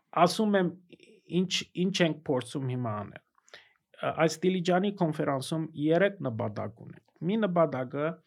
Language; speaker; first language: Armenian; early bilingual, heritage; Armenian